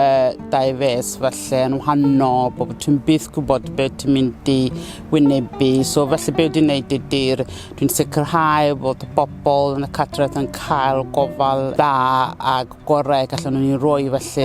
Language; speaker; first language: Welsh; non-native, learner; Southern Sotho